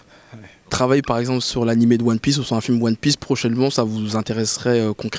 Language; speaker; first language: French; native; French